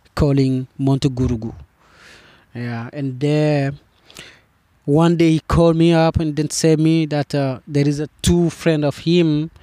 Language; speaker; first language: English; non-native, fluent; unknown